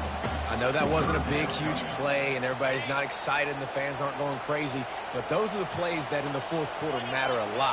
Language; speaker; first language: English; native; English